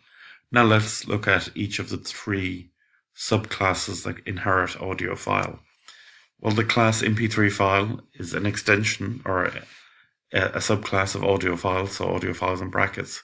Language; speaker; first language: English; native; English